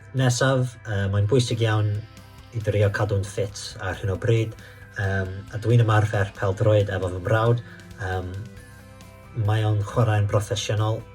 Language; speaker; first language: Welsh; non-native, local second language; English